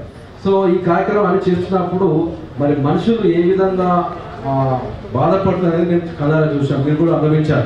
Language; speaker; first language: Telugu; native; Telugu